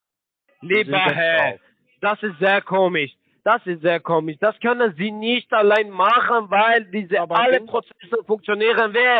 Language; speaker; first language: German; non-native, learner; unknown